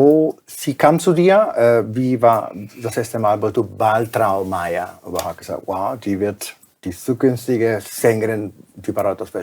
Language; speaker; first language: German; non-native, fluent; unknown